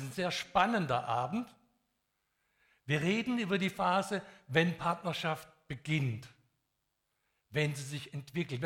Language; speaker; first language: German; native; German